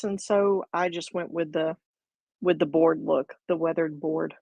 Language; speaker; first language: English; native; English